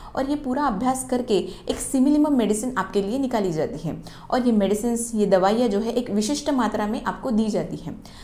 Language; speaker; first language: Hindi; non-native, local second language; Marathi